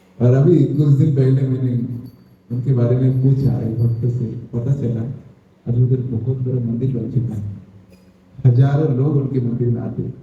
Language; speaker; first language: Hindi; non-native, local second language; Odia